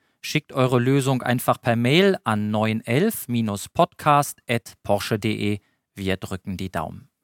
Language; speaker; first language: German; native; German